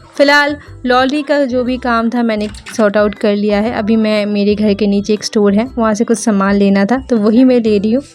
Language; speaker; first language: Hindi; non-native, local second language; Bangla